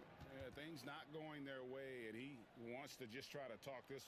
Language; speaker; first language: English; native; English